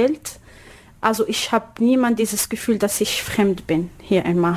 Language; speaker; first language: German; non-native, learner; Arabic